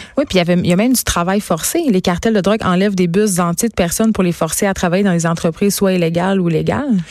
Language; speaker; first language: French; native; French